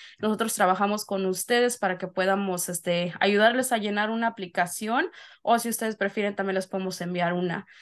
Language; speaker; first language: Spanish; early bilingual, heritage; Spanish